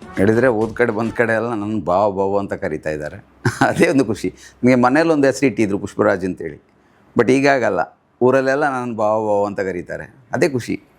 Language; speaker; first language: Kannada; non-native, local second language; Tulu